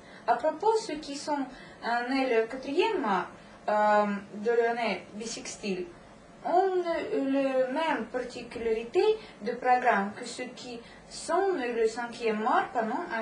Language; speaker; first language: French; non-native, learner; Russian